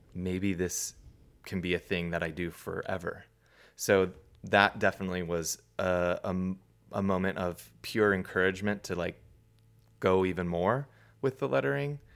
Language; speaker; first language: English; native; English